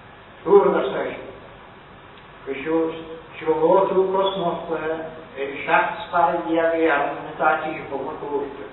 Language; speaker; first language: Irish; native; Irish